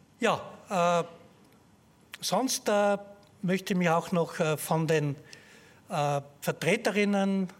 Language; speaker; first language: German; native; German